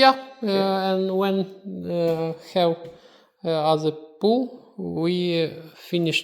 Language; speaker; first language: English; non-native, learner; Ukrainian